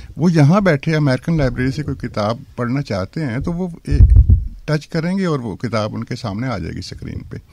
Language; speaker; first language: Urdu; non-native, local second language; Punjabi